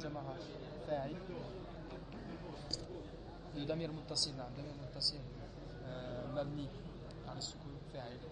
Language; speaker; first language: Arabic; non-native, learner; French